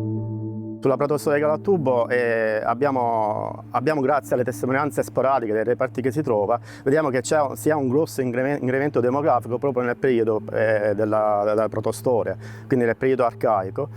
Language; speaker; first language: Italian; native; Italian